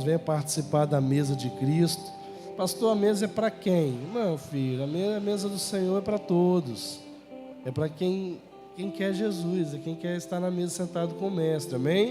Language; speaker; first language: Portuguese; native; Portuguese